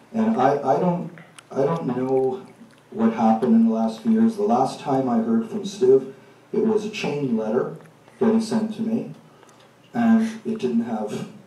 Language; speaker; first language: English; native; English